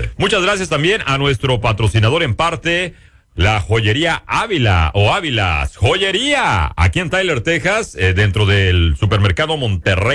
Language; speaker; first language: Spanish; native; Spanish